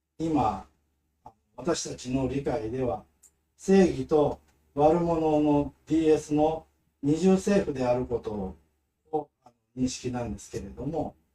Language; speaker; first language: Japanese; non-native, fluent; Filipino